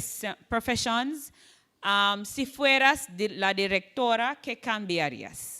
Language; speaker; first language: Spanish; non-native, fluent; English